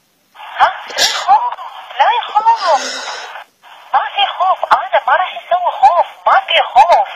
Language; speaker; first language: Arabic; non-native, learner; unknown